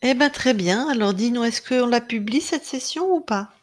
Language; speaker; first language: French; native; French